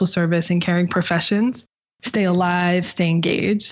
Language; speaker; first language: English; native; English